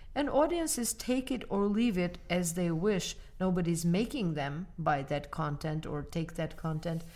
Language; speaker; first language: English; non-native, fluent; Armenian